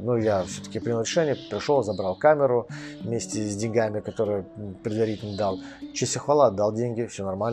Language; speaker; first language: Russian; native; Russian